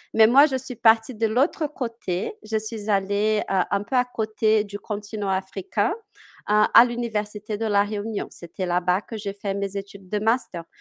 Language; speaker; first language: French; non-native, fluent; Portuguese